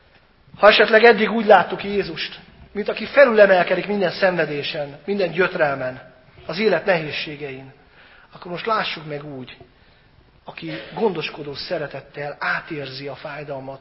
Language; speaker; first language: Hungarian; native; Hungarian